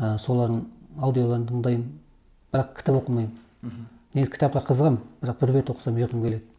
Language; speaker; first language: Kazakh; early bilingual, heritage; Kazakh